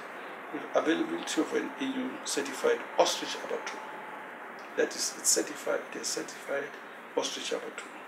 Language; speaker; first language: English; non-native, local second language; Tswana